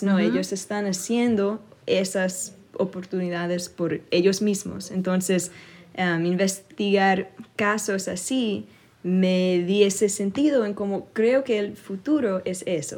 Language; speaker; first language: Spanish; early bilingual, other home language; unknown